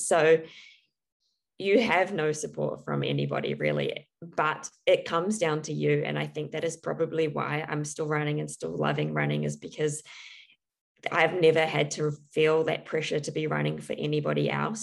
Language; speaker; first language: English; native; English